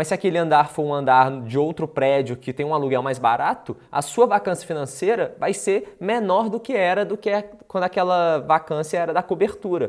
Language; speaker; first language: Portuguese; native; Portuguese